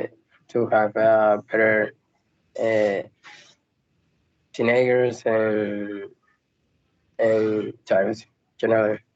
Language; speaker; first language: English; non-native, learner; Spanish